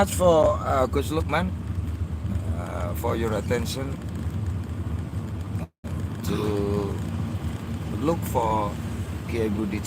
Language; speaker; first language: English; non-native, learner; Indonesian